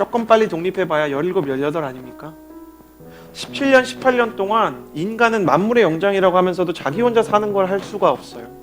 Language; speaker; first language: Korean; native; Korean